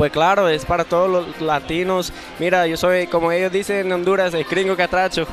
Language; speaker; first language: Spanish; early bilingual, heritage; English